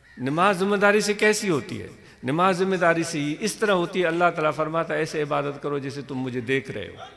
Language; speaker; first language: Urdu; non-native, local second language; Sindhi